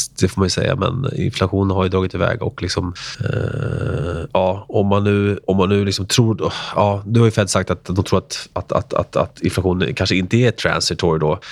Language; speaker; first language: Swedish; early bilingual, other home language; Spanish